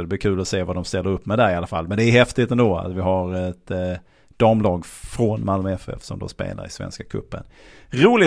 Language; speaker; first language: Swedish; native; Swedish